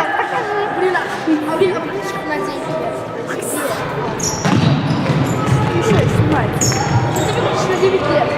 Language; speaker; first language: Russian; native; Russian